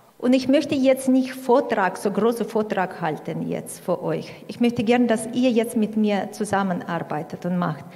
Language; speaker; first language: German; non-native, fluent; Russian